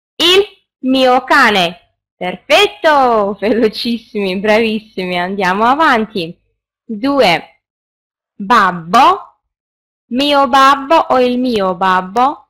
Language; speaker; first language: Italian; non-native, fluent; Russian